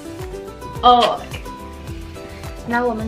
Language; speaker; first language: Chinese; non-native, learner; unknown